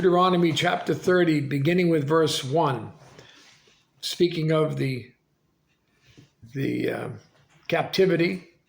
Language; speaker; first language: English; native; English